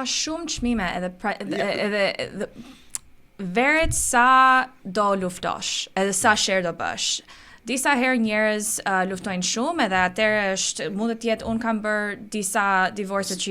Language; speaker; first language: Albanian; early bilingual, heritage; Albanian